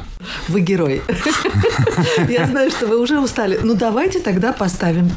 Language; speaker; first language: Russian; native; Russian